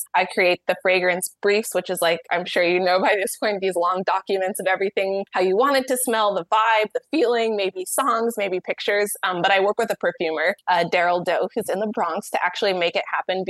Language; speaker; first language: English; native; English